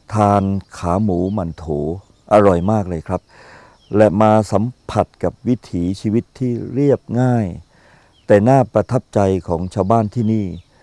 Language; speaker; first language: Thai; native; Thai